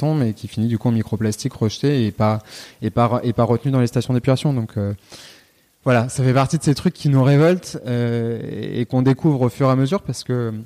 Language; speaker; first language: French; native; French